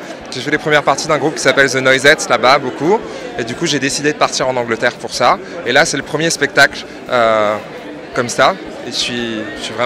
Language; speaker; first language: French; native; French